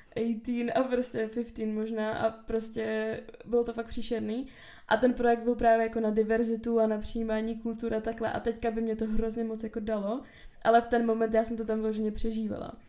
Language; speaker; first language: Czech; native; Czech